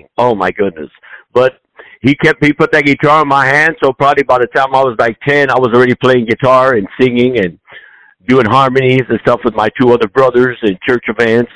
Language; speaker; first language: English; native; English